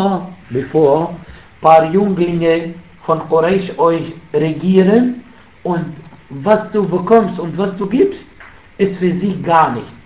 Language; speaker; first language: German; non-native, fluent; Arabic